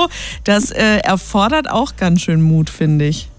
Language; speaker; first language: German; native; German